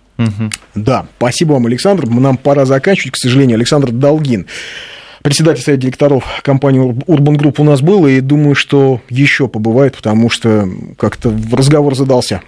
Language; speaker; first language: Russian; native; Russian